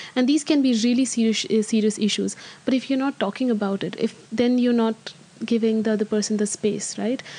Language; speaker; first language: English; non-native, local second language; Hindi